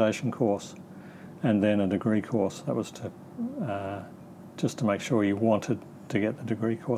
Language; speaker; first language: English; native; English